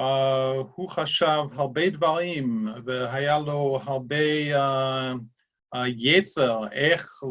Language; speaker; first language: Hebrew; non-native, fluent; English